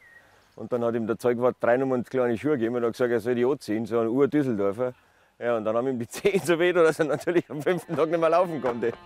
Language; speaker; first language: German; native; German